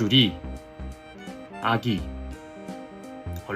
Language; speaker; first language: Korean; native; Korean